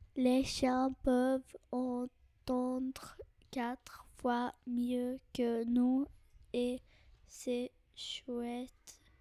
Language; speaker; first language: French; non-native, learner; Latvian